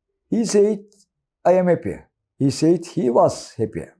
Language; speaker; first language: English; non-native, fluent; Turkish